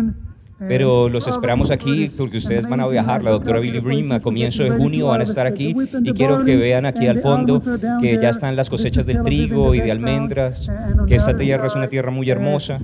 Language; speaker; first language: Spanish; native; Spanish